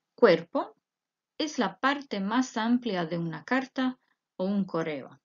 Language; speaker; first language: Spanish; non-native, fluent; Croatian